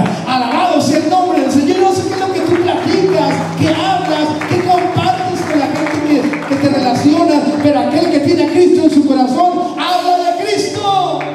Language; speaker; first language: Spanish; native; Spanish